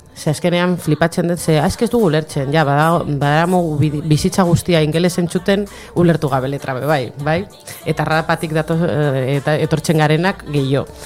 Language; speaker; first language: Basque; non-native, local second language; Spanish